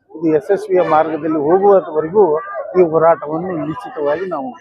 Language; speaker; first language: Kannada; native; Kannada